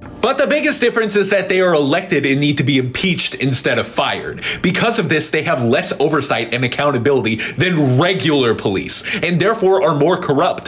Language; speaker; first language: English; native; English